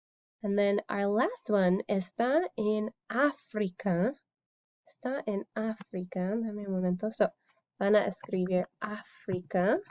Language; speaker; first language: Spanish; non-native, fluent; English